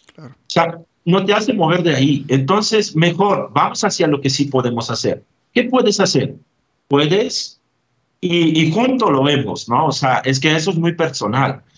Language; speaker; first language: Spanish; non-native, fluent; Italian